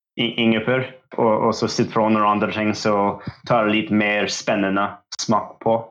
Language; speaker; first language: Norwegian; non-native, learner; English